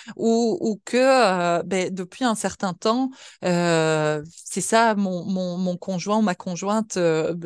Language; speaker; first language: French; native; French